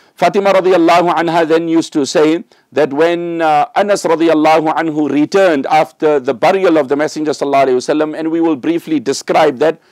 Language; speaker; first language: English; native; English